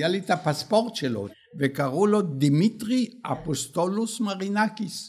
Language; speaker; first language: Hebrew; early bilingual, other home language; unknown